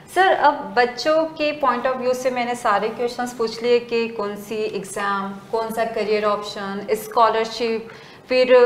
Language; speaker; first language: Hindi; native; Hindi